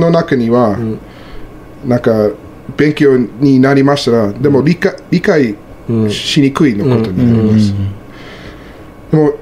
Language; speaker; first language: Japanese; non-native, learner; English